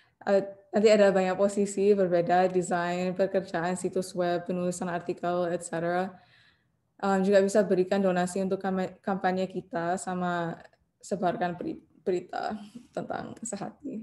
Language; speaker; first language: Indonesian; non-native, learner; English